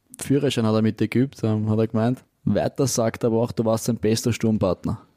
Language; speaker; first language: German; native; German